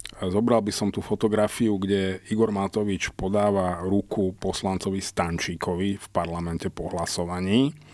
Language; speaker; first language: Slovak; non-native, local second language; Hungarian